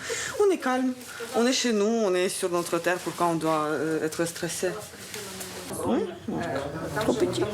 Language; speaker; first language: French; non-native, fluent; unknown